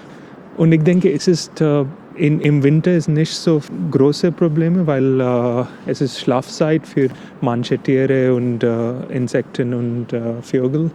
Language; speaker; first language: German; non-native, fluent; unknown